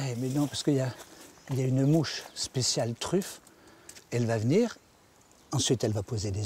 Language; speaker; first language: French; native; French